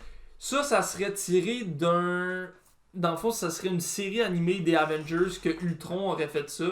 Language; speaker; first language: French; native; French